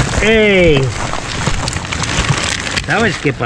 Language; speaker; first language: Spanish; non-native, learner; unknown